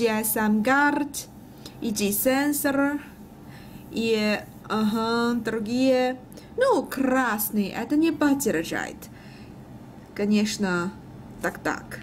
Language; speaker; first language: Russian; non-native, learner; Chinese